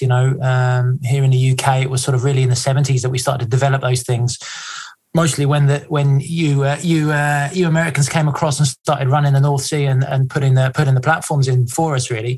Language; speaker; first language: English; native; English